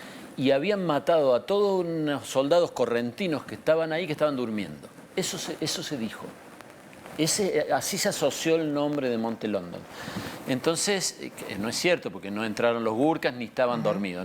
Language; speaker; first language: Spanish; native; Spanish